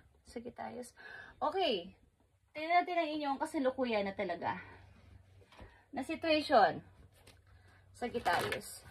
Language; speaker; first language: Filipino; native; Filipino